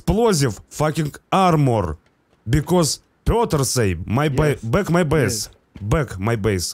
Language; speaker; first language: English; non-native, learner; Russian